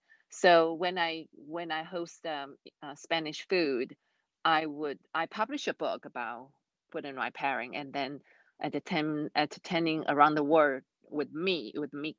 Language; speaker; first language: English; non-native, fluent; Chinese